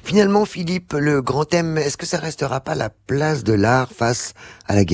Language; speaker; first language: French; native; French